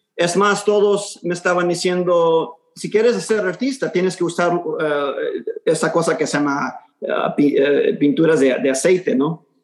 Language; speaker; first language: Spanish; early bilingual, heritage; Spanish